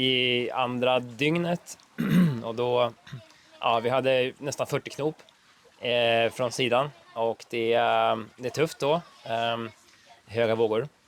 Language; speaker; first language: Swedish; native; Swedish